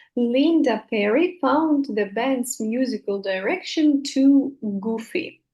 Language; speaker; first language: English; non-native, fluent; Russian